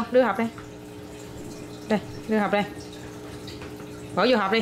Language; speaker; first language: Vietnamese; native; Vietnamese